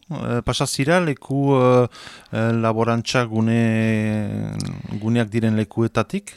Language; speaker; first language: Basque; native; Basque